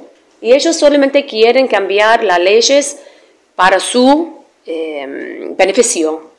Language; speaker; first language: Spanish; non-native, fluent; Arabic